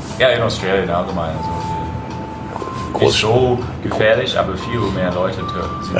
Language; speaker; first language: German; non-native, fluent; English